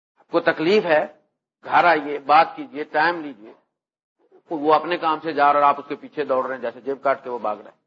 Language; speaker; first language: Urdu; non-native, local second language; Punjabi